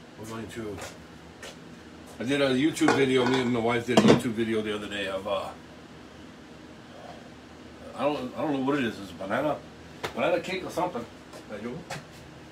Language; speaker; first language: English; native; English